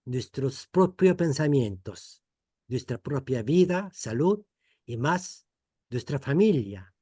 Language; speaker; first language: Spanish; non-native, fluent; Korean